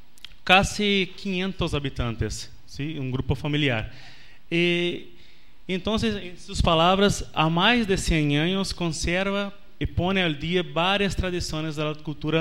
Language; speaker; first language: Spanish; non-native, learner; Portuguese